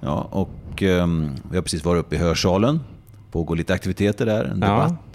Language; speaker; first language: Swedish; native; Swedish